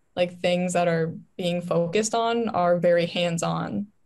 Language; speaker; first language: English; native; English